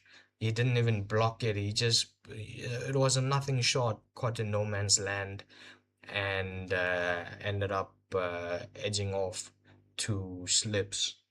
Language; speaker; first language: English; non-native, local second language; Hindi